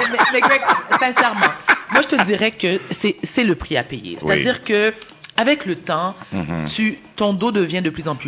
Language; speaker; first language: French; native; French